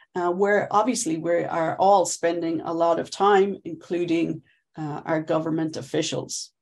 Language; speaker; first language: English; native; English